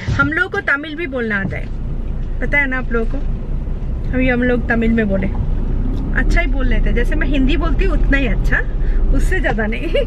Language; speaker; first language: Hindi; non-native, local second language; Bangla